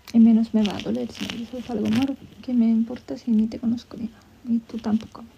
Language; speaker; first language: Spanish; non-native, fluent; Romanian